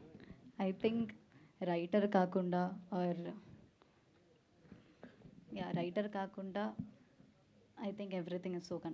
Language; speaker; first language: Telugu; non-native, learner; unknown